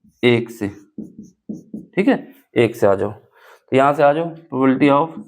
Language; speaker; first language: Hindi; native; Hindi